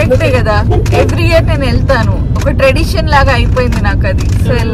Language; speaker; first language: Telugu; non-native, local second language; Urdu